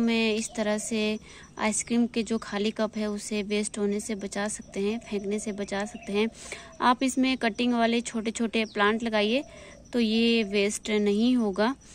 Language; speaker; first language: Hindi; native; Hindi